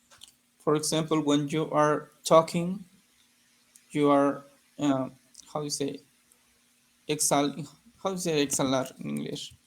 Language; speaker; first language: English; non-native, learner; Spanish